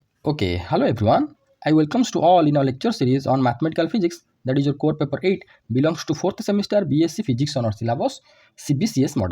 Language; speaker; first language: English; non-native, local second language; Odia